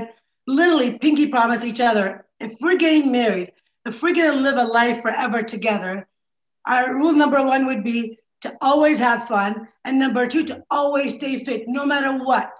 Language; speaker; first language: English; non-native, fluent; Arabic